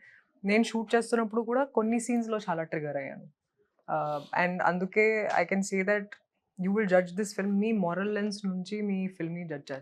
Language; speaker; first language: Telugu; non-native, local second language; Hindi